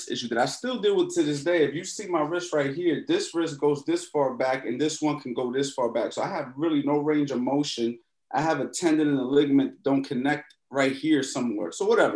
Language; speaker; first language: English; native; English